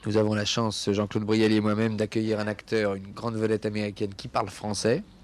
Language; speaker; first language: French; native; French